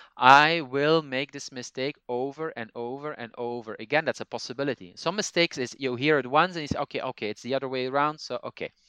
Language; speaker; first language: English; non-native, fluent; Dutch